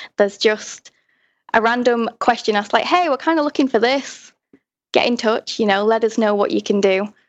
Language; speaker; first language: English; native; English